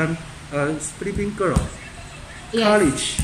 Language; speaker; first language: English; non-native, learner; Chinese